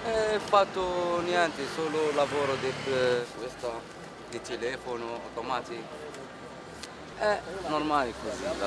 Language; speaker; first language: Italian; non-native, learner; Arabic